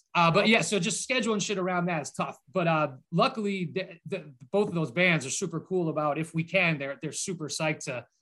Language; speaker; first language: English; native; English